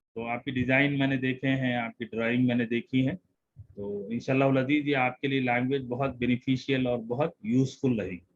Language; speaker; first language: Urdu; native; Urdu